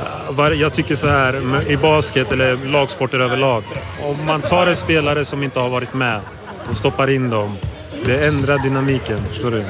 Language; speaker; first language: Swedish; native; Swedish